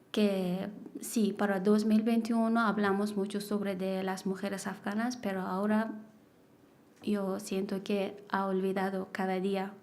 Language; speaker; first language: Spanish; non-native, learner; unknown